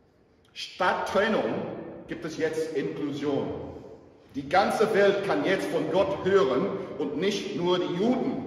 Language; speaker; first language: German; non-native, fluent; English